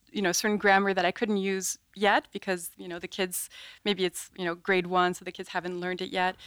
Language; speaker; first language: English; non-native, fluent; French